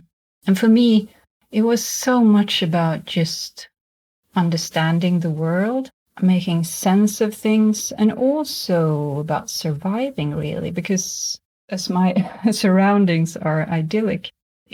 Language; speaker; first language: English; non-native, fluent; Swedish